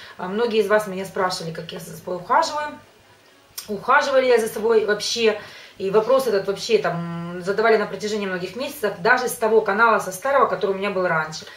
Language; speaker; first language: Russian; native; Russian